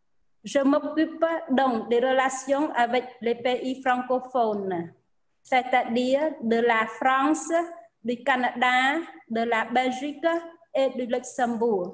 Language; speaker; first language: French; non-native, fluent; Khmer